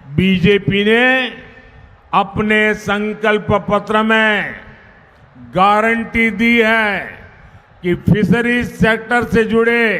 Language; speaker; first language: Hindi; non-native, local second language; Gujarati